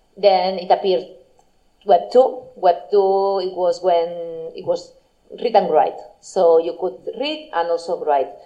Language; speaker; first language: English; non-native, fluent; Spanish